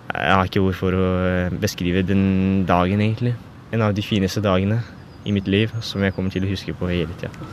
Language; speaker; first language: Norwegian; early bilingual, other home language; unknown